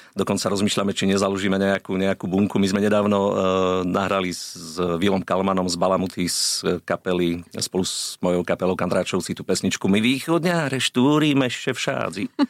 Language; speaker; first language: Slovak; native; Slovak